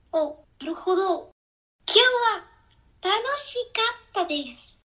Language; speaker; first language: Japanese; non-native, learner; Spanish